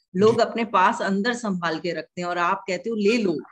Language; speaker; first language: Hindi; native; Hindi